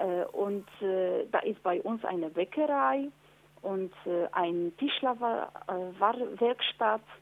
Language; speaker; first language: German; non-native, fluent; Polish